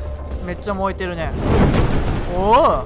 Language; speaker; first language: Japanese; native; Japanese